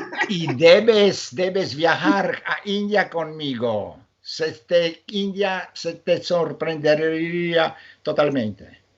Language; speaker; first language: Spanish; non-native, fluent; Polish